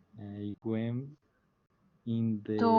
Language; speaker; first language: English; non-native, learner; Spanish